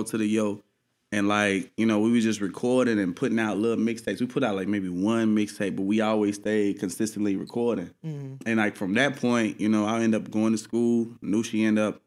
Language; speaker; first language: English; native; English